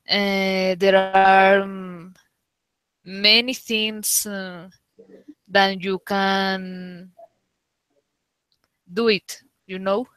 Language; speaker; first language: English; non-native, learner; Spanish